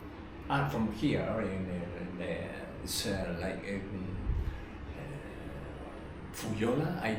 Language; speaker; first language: English; non-native, learner; Spanish